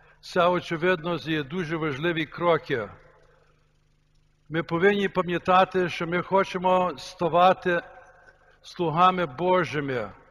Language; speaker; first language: Ukrainian; early bilingual, heritage; Ukrainian